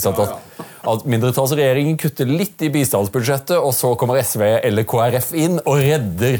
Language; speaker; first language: Norwegian; native; Norwegian